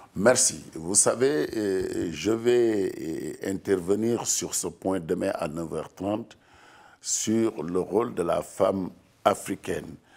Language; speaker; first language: French; non-native, local second language; Wolof